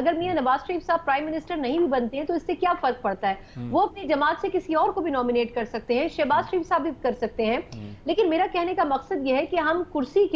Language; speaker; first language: Urdu; native; Urdu